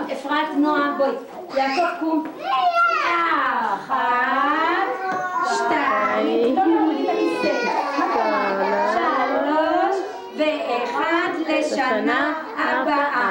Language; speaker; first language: Hebrew; native; Hebrew